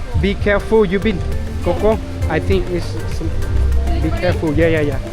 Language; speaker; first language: English; non-native, learner; Lao